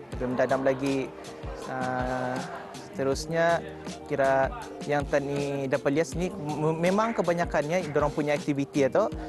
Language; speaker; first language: Malay; native; Malay